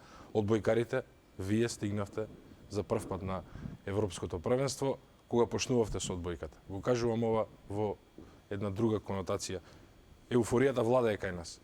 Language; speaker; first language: Macedonian; native; Macedonian